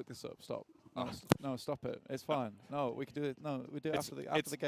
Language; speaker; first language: English; native; English